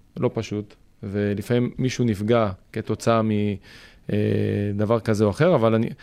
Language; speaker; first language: Hebrew; native; Hebrew